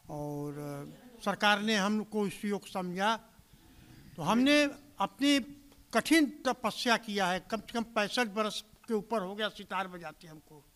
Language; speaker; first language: Hindi; native; Hindi